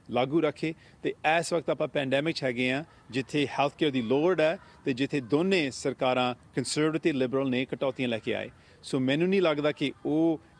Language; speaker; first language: Punjabi; early bilingual, heritage; Punjabi